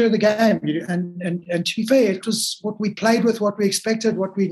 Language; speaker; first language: English; native; English